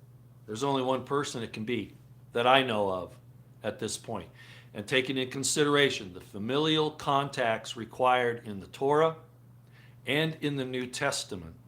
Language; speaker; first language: English; native; English